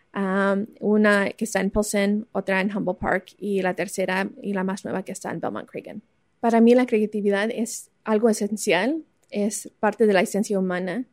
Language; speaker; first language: Spanish; early bilingual, other home language; English